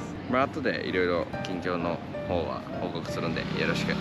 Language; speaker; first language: Japanese; native; Japanese